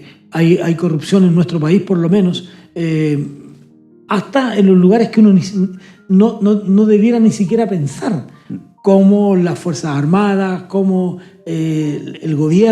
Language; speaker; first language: Spanish; native; Spanish